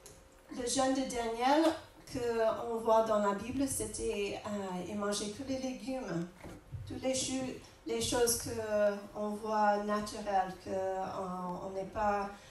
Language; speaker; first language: French; non-native, fluent; English